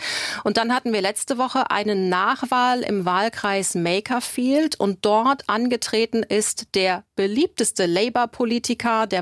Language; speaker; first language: German; native; German